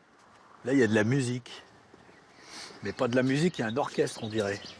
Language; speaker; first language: French; native; French